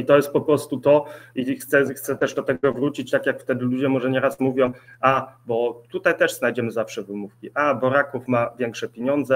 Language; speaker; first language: Polish; early bilingual, heritage; Polish